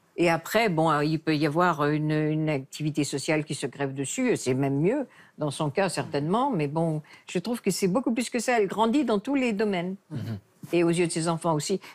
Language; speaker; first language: French; native; French